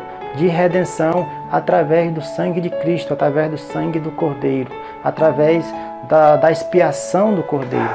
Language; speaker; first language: Portuguese; native; Portuguese